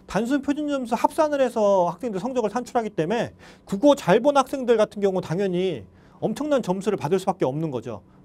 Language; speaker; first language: Korean; native; Korean